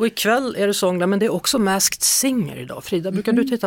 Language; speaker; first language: Swedish; native; Swedish